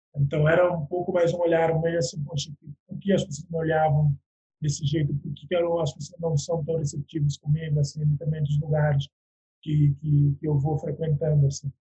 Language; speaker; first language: Portuguese; non-native, local second language; Upper Guinea Crioulo